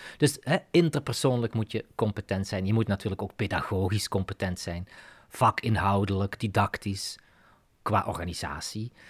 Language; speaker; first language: Dutch; native; Dutch